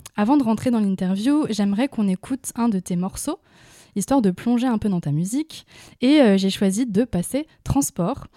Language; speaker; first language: French; native; French